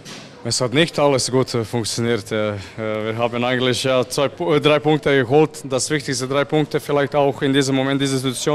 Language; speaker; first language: German; non-native, fluent; Croatian